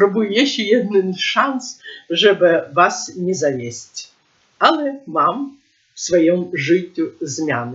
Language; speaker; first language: Polish; non-native, learner; Ukrainian